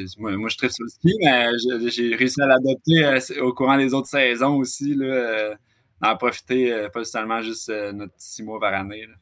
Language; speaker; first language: French; native; French